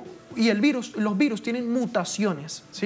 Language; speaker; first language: Spanish; native; Spanish